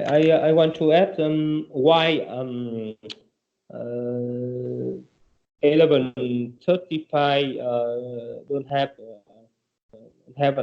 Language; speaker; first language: English; non-native, learner; Vietnamese